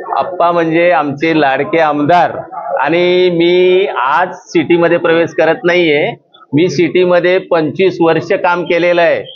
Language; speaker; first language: Marathi; non-native, local second language; Lambadi